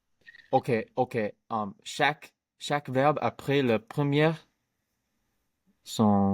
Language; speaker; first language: French; non-native, learner; English